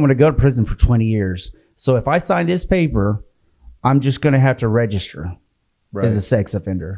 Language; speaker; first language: English; native; English